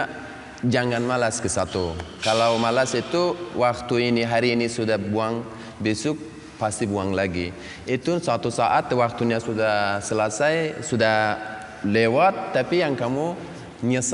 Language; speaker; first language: Indonesian; non-native, learner; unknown